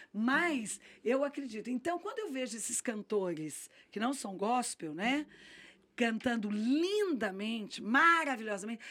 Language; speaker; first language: Portuguese; native; Portuguese